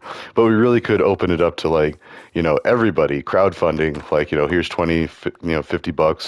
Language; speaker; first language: English; native; English